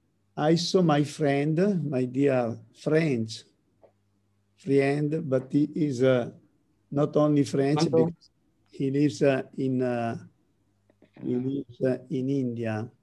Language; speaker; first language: English; non-native, learner; Italian